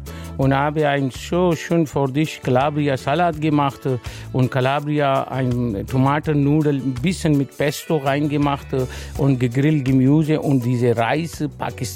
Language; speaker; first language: German; non-native, learner; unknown